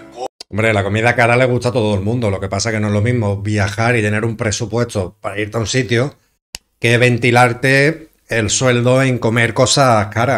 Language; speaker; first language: Spanish; native; Spanish